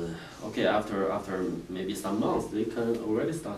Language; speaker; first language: English; non-native, learner; Chinese